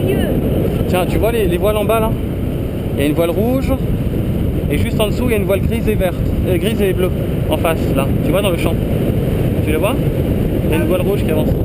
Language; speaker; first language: French; native; French